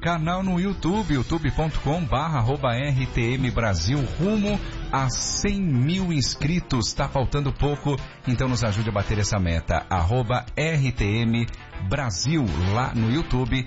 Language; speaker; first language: Portuguese; native; Portuguese